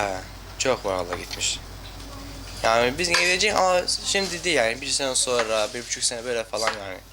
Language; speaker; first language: Turkish; non-native, learner; Arabic